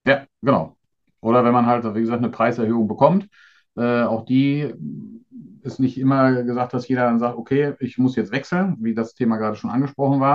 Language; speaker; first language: German; native; German